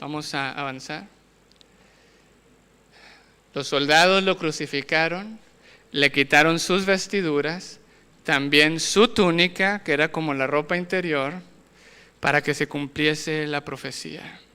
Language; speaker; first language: Spanish; native; Spanish